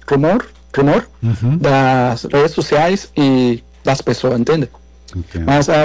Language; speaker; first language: Portuguese; non-native, learner; Spanish